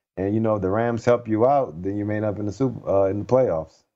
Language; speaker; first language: English; native; English